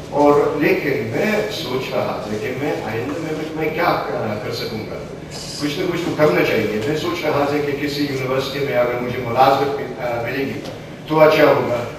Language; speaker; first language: Urdu; non-native, fluent; English